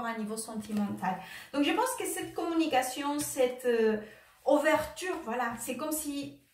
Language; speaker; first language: French; non-native, fluent; Spanish